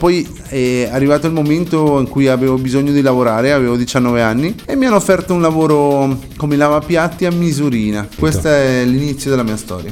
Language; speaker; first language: Italian; non-native, fluent; Spanish